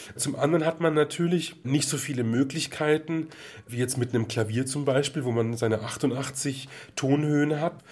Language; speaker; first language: German; native; German